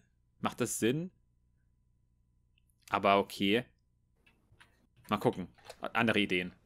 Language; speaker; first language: German; native; German